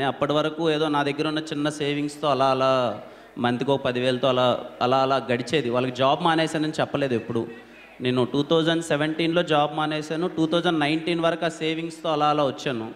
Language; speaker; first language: Telugu; native; Telugu